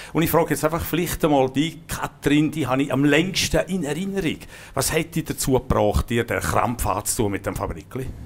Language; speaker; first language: German; native; German